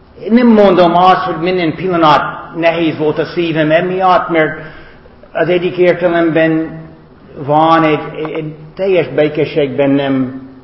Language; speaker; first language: Hungarian; non-native, learner; English